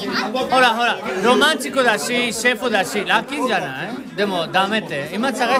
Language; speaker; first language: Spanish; native; Spanish